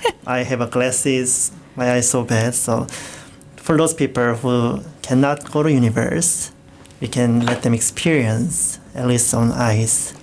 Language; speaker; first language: English; non-native, fluent; Korean